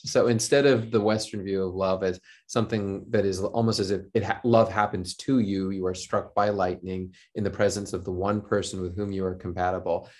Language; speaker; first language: English; early bilingual, other home language; Hindi